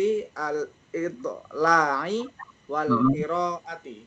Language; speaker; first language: Arabic; non-native, learner; Indonesian